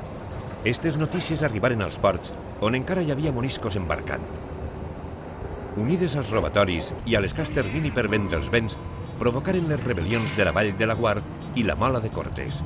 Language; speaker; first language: Catalan; native; Catalan